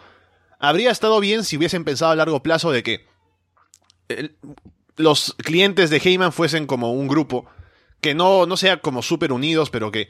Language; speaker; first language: Spanish; native; Spanish